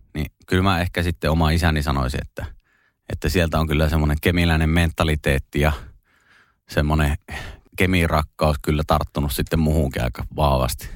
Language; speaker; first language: Finnish; native; Finnish